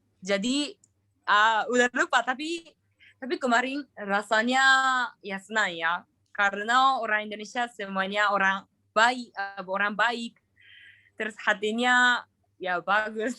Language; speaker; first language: Indonesian; non-native, learner; Japanese